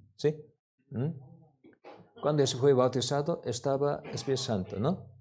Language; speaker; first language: Spanish; non-native, learner; Korean